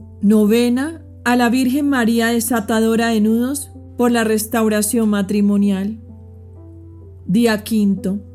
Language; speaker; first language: Spanish; native; Spanish